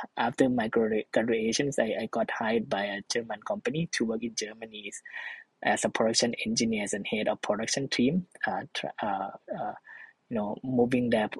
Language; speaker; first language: English; non-native, fluent; Thai